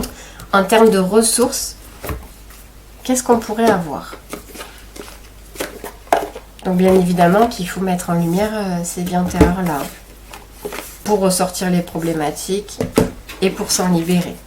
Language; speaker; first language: French; native; French